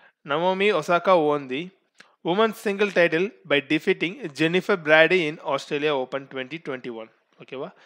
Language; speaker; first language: English; non-native, local second language; Tamil